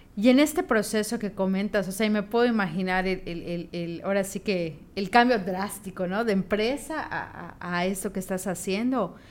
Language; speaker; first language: Spanish; native; Spanish